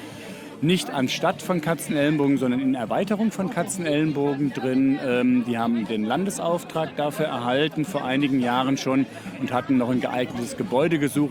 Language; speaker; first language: German; native; German